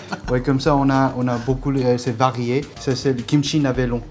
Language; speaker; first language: French; non-native, learner; Korean